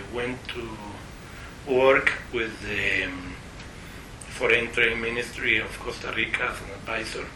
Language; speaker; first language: English; non-native, fluent; Spanish